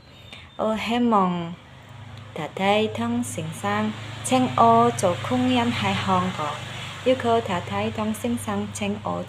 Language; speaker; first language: Cantonese; non-native, learner; Indonesian